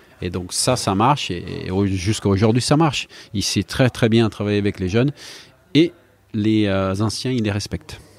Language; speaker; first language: French; non-native, fluent; Portuguese